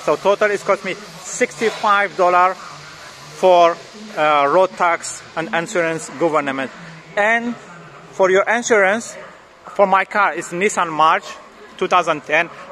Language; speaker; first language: English; non-native, learner; French